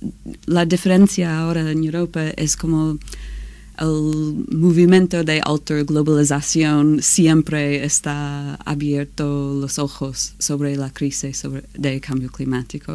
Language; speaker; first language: Spanish; non-native, learner; English